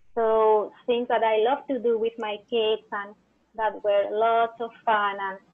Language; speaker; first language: English; non-native, fluent; Spanish